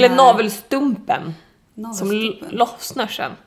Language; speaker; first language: Swedish; native; Swedish